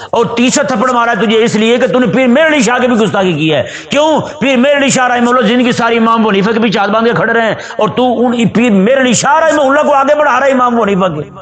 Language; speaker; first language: Urdu; non-native, local second language; Punjabi